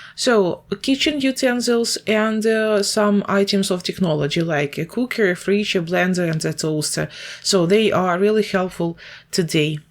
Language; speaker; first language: English; non-native, fluent; Ukrainian